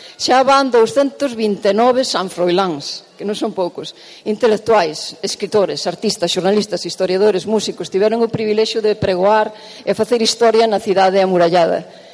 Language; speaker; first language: Galician; native; Galician